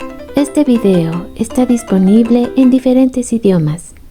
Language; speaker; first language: Spanish; native; Spanish